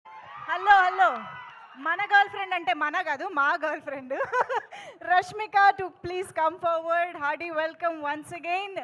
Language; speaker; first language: Telugu; native; Telugu